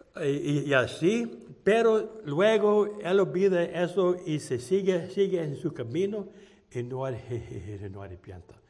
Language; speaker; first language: Spanish; non-native, fluent; English